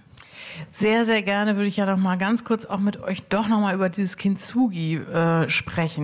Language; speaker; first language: German; native; German